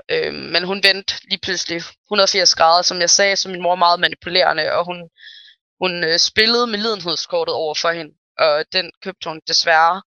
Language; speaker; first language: Danish; early bilingual, other home language; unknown